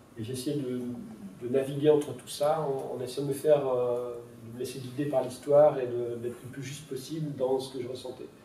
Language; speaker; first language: French; non-native, local second language; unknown